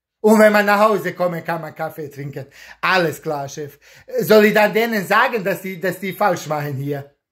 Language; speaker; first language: German; non-native, learner; Bosnian